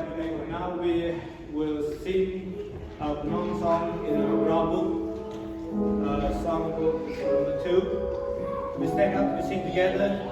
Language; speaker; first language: English; non-native, learner; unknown